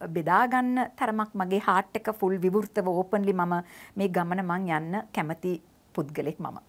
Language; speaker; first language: Sinhala; native; Sinhala